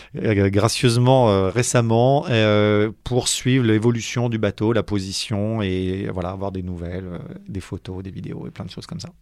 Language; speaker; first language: French; native; French